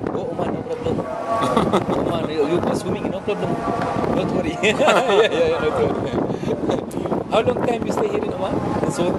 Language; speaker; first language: English; non-native, learner; Arabic